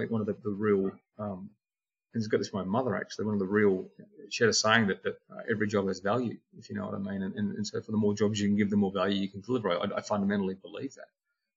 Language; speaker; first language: English; native; English